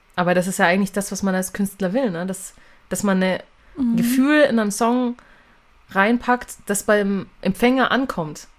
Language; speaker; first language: German; native; German